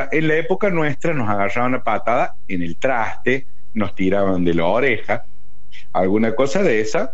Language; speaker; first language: Spanish; native; Spanish